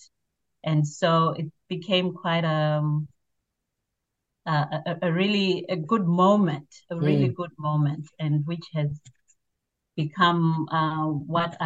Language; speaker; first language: English; non-native, local second language; Shona